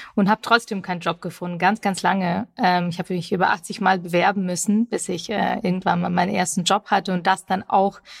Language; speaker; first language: German; early bilingual, other home language; Russian